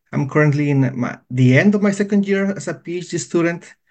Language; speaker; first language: English; non-native, fluent; Spanish